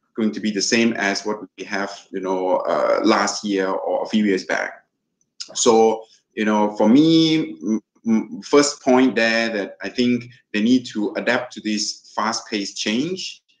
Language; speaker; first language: English; non-native, fluent; Thai